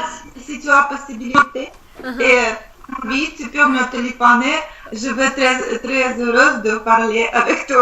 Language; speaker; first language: French; non-native, learner; Russian